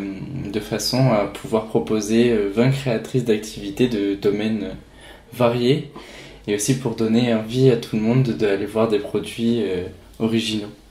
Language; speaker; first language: French; native; French